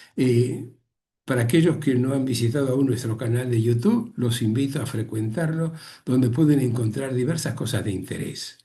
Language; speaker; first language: Spanish; native; Spanish